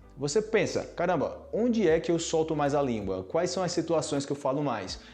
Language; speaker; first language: Portuguese; native; Portuguese